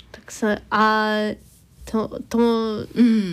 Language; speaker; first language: Japanese; non-native, learner; English